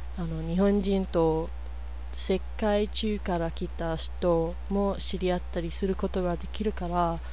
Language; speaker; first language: Japanese; non-native, fluent; English